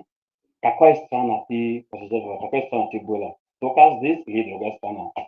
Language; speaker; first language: Russian; non-native, learner; English